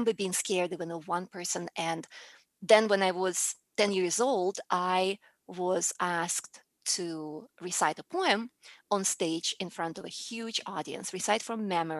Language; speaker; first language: English; non-native, fluent; Russian